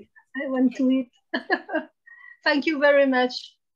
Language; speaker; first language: English; non-native, learner; French